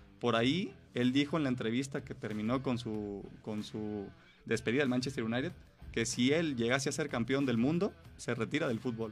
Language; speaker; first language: Spanish; native; Spanish